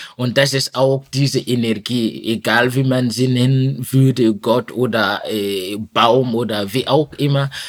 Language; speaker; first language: German; non-native, fluent; Mossi